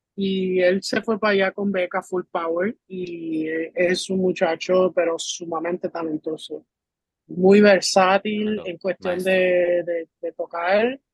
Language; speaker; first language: Spanish; early bilingual, heritage; Spanish